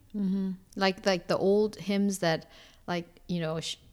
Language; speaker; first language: English; non-native, fluent; Korean